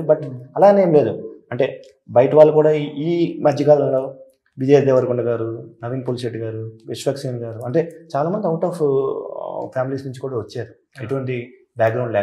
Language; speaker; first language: Telugu; native; Telugu